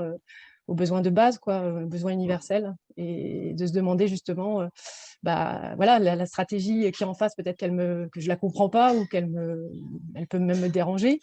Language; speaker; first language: French; native; French